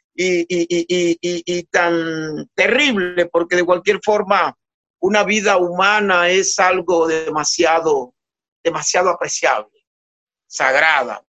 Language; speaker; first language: Spanish; native; Spanish